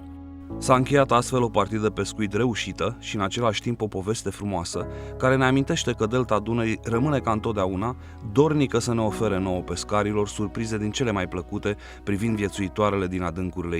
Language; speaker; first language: Romanian; native; Romanian